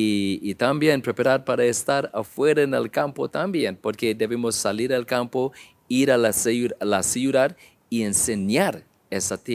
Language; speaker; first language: Spanish; non-native, learner; English